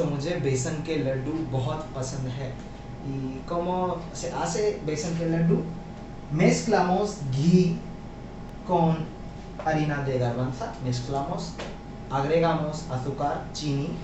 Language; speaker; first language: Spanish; non-native, fluent; Hindi